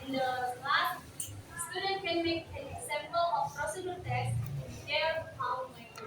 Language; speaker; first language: English; non-native, learner; Indonesian